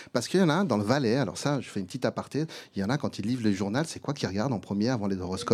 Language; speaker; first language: French; native; French